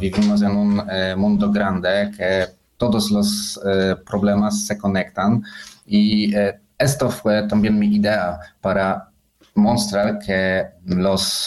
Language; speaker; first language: Spanish; non-native, fluent; Polish